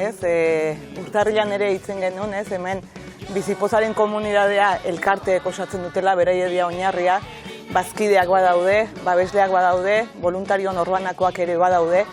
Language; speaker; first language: Basque; native; Basque